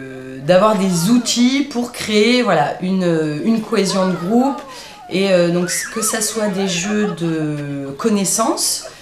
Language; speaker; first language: French; native; French